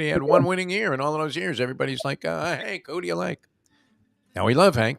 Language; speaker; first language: English; native; English